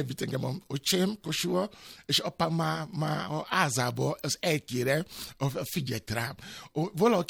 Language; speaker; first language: Hungarian; non-native, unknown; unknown